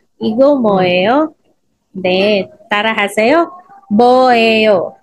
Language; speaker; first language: Korean; non-native, fluent; Filipino